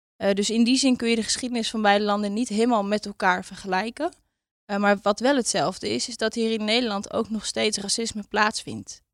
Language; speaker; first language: Dutch; native; Dutch